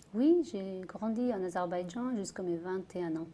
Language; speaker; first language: French; non-native, fluent; Azerbaijani